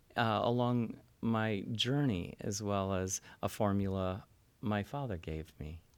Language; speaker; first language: English; native; English